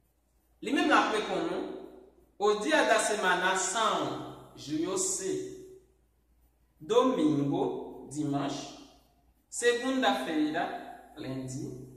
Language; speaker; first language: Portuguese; non-native, fluent; Haitian Creole